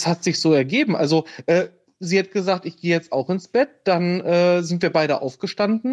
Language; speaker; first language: German; native; German